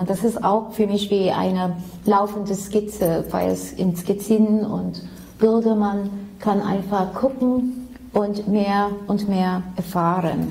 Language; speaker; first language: German; non-native, fluent; English